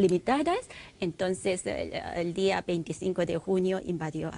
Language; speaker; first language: Spanish; non-native, fluent; Korean